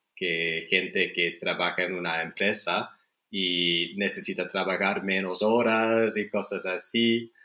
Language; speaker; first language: Spanish; non-native, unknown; Dutch